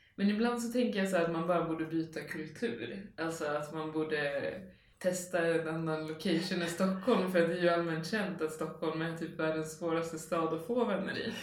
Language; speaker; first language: Swedish; native; Swedish